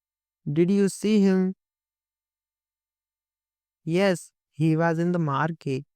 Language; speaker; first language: English; non-native, local second language; Hindi